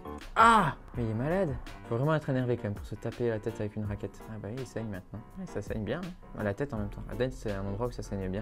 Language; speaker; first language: French; native; French